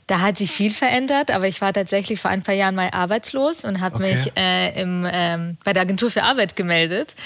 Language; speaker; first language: German; early bilingual, other home language; Russian